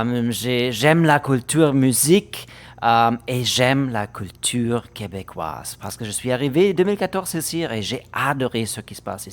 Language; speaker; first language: French; non-native, fluent; German